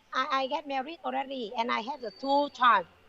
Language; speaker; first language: English; non-native, learner; Vietnamese